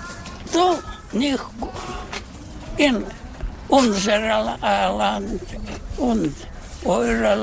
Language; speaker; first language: German; non-native, learner; Russian